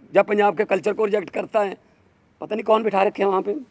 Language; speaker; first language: Hindi; non-native, local second language; Punjabi